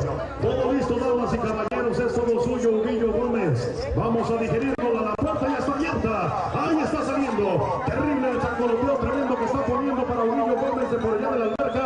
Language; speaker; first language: Spanish; native; Spanish